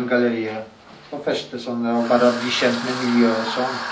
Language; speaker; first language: Norwegian; non-native, learner; Polish